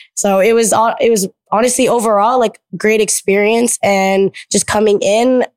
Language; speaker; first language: English; early bilingual, other home language; Filipino